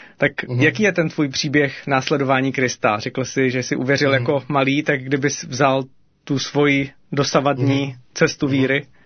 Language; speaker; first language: Czech; native; Czech